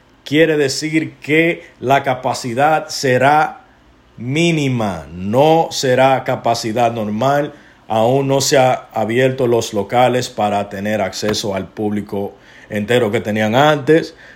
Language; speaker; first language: Spanish; early bilingual, heritage; Spanish